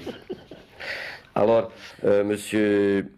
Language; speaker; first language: French; non-native, local second language; Dutch